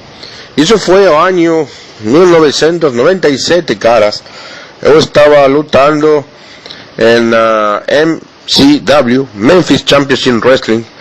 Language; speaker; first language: Portuguese; non-native, learner; Spanish